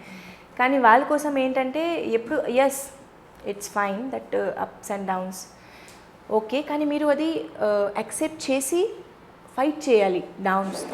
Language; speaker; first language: Telugu; non-native, fluent; Hindi